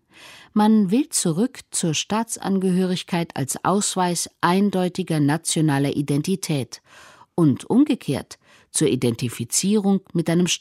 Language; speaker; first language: German; native; German